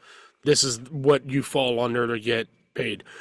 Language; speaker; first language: English; native; English